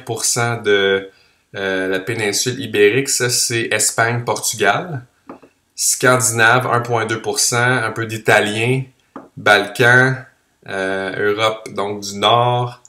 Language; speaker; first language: French; native; French